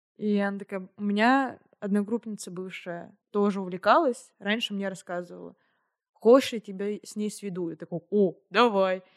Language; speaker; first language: Russian; native; Russian